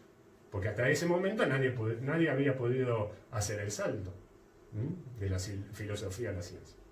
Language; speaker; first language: Spanish; native; Spanish